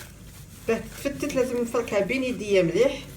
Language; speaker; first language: Arabic; native; Arabic